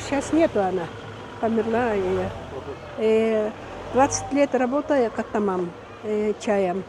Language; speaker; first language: Russian; non-native, local second language; Kyrgyz